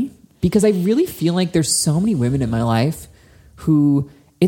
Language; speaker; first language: English; native; English